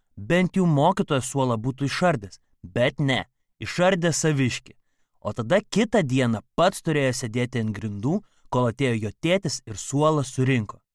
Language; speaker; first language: Lithuanian; native; Lithuanian